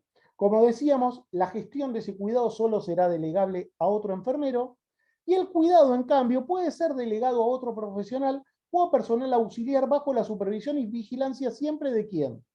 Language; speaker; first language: Spanish; native; Spanish